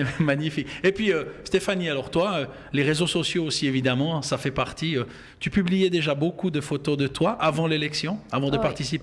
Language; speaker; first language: French; native; French